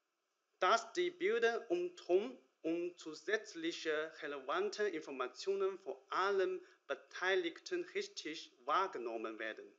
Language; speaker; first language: German; non-native, learner; Chinese